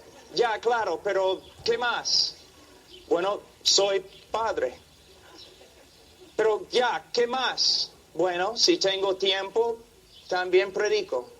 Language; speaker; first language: Spanish; non-native, fluent; English